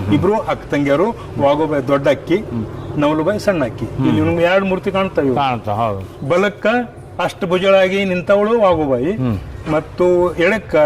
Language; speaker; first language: Kannada; non-native, local second language; Marathi